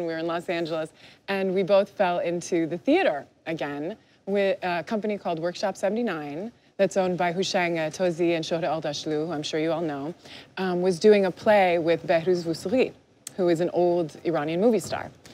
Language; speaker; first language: English; early bilingual, other home language; Persian